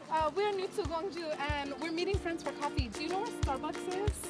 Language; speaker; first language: English; native; English